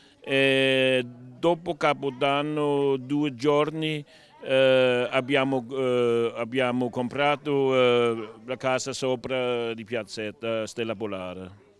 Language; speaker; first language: Italian; non-native, learner; Danish